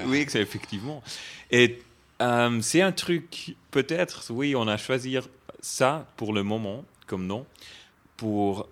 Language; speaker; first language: French; non-native, fluent; German